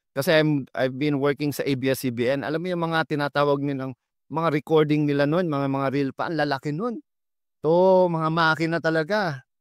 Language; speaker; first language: Filipino; native; Filipino